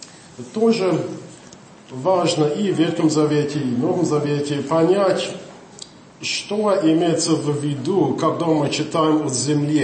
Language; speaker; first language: Russian; non-native, learner; English